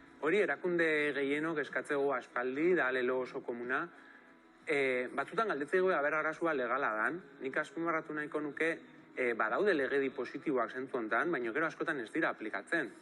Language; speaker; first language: Basque; native; Basque